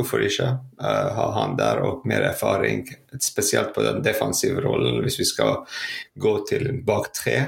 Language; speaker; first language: Norwegian; non-native, fluent; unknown